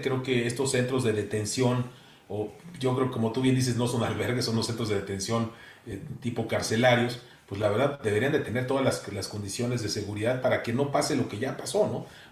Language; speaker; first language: Spanish; native; Spanish